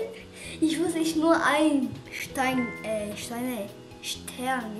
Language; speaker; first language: German; non-native, learner; Portuguese